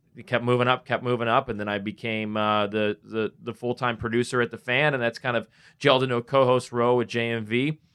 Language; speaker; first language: English; native; English